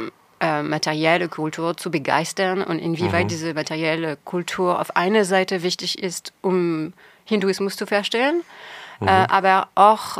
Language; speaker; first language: German; non-native, fluent; French